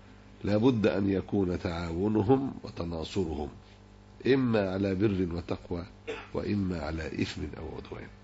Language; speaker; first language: Arabic; native; Arabic